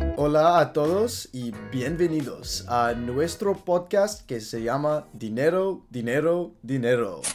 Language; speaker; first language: Spanish; non-native, learner; English